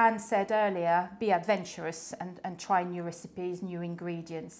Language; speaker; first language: English; non-native, fluent; French